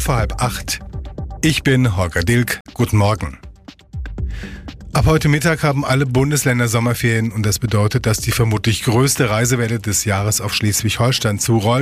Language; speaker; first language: German; native; German